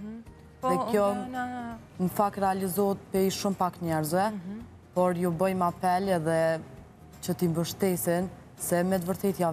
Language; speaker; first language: Albanian; native; Albanian